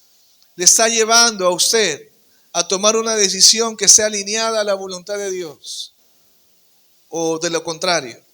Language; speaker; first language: Spanish; native; Spanish